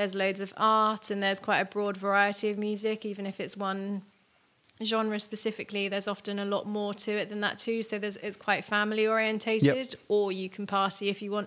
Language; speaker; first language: English; native; English